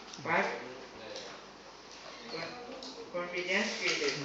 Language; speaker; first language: English; non-native, learner; Indonesian